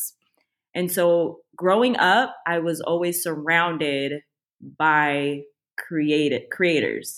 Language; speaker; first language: English; native; English